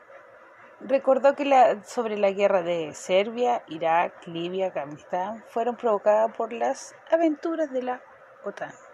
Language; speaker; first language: Portuguese; non-native, fluent; Spanish